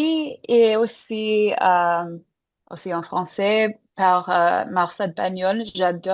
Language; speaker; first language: French; non-native, fluent; English